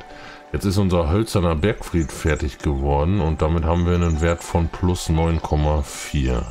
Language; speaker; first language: German; native; German